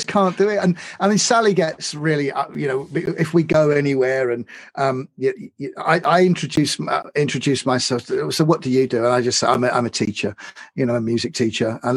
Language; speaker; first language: English; native; English